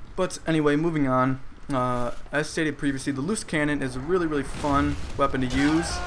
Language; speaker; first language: English; native; English